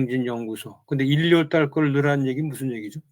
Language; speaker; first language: Korean; native; Korean